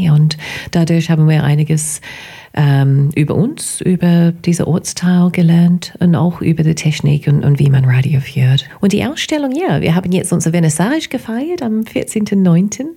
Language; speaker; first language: German; non-native, fluent; English